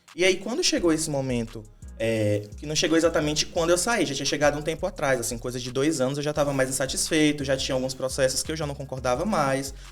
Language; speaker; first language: Portuguese; native; Portuguese